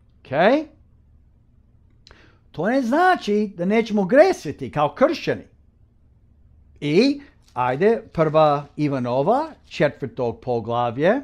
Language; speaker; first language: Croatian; early bilingual, heritage; Croatian